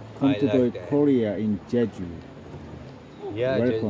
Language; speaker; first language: English; non-native, learner; Turkish